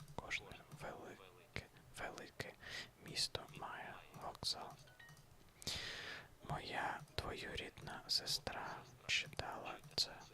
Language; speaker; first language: Ukrainian; non-native, learner; Russian